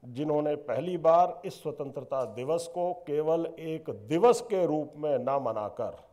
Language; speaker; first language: Hindi; native; Hindi